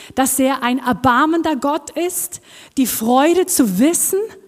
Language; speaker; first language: German; non-native, fluent; Norwegian